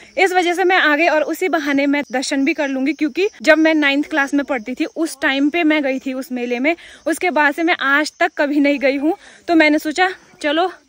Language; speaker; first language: Hindi; native; Hindi